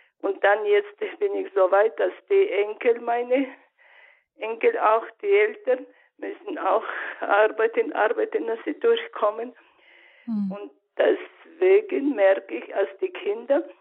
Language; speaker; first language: German; non-native, learner; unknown